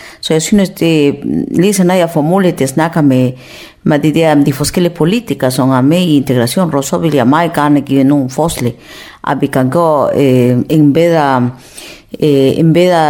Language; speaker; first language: Danish; non-native, fluent; Spanish